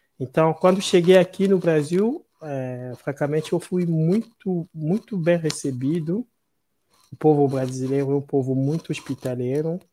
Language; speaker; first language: Portuguese; non-native, fluent; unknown